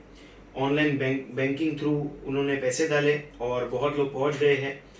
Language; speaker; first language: Hindi; native; Hindi